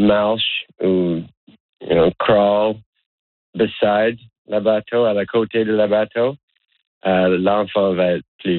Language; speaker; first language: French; non-native, learner; English